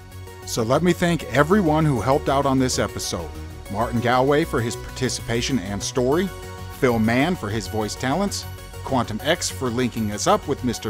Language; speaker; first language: English; native; English